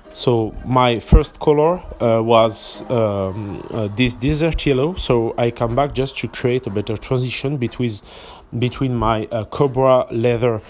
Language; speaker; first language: English; non-native, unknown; French